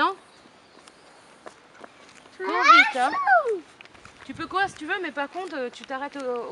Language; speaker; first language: French; native; French